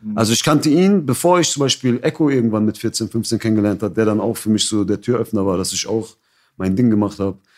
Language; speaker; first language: German; early bilingual, other home language; Persian